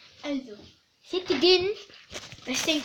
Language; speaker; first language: German; early bilingual, other home language; Hungarian